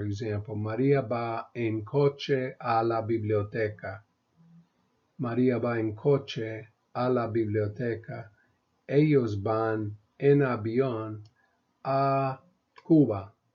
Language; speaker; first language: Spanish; non-native, fluent; English